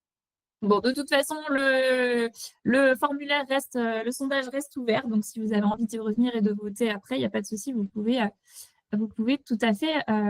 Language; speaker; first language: French; native; French